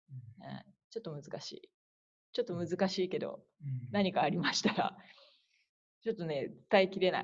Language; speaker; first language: Japanese; native; Japanese